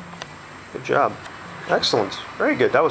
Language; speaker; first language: English; native; English